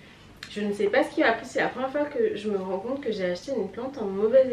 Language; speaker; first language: French; native; French